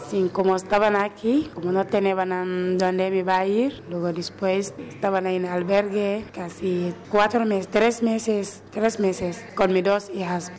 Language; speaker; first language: Spanish; non-native, learner; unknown